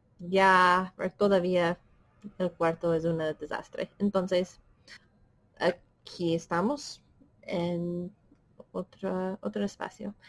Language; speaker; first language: Spanish; non-native, fluent; English